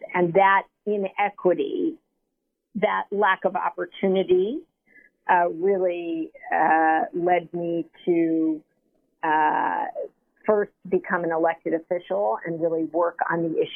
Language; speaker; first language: English; native; English